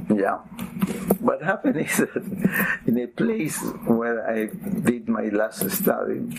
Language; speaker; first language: English; non-native, fluent; Spanish